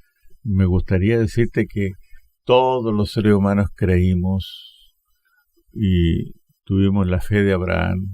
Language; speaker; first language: Spanish; native; Spanish